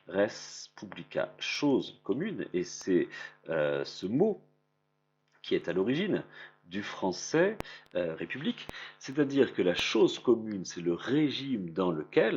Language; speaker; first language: French; native; French